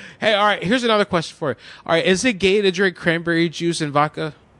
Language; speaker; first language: English; early bilingual, other home language; Spanish